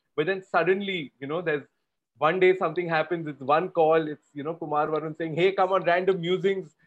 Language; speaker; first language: English; non-native, local second language; Gujarati